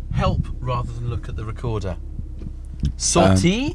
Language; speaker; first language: English; native; English